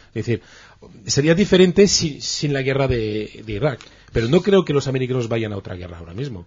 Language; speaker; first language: Spanish; non-native, fluent; French